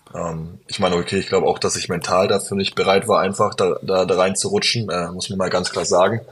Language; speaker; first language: German; native; German